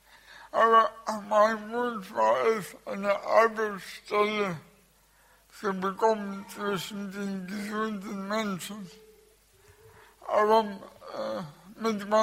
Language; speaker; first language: German; early bilingual, other home language; Russian